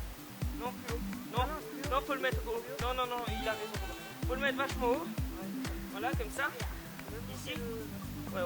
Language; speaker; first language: French; native; French